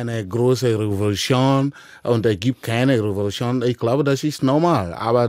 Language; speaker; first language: German; non-native, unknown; Dyula